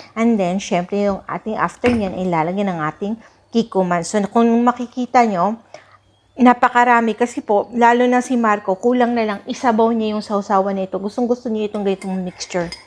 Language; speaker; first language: Filipino; non-native, local second language; Cebuano